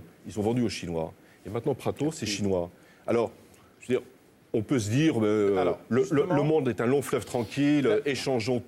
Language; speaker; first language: French; native; French